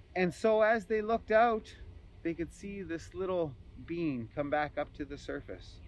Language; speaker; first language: English; native; English